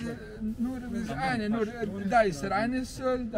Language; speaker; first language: German; non-native, learner; Slovenian